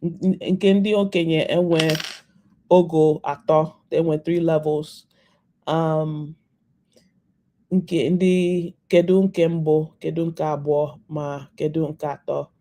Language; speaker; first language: Igbo; non-native, learner; English